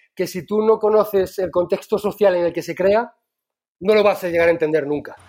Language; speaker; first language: Spanish; native; Spanish